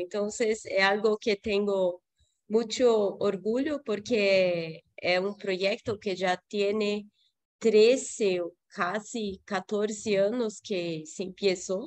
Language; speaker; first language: Spanish; non-native, fluent; Portuguese